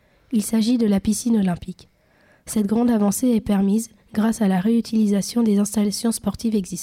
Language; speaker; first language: French; native; French